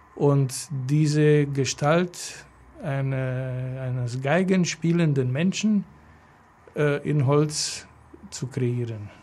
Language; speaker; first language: German; non-native, fluent; Romanian